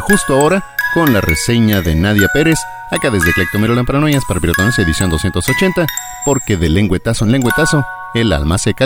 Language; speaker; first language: Spanish; native; Spanish